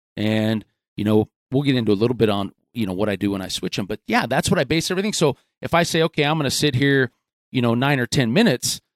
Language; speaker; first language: English; native; English